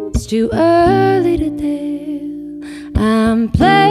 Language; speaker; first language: English; native; English